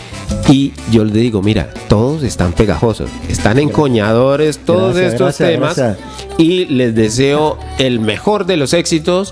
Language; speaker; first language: Spanish; native; Spanish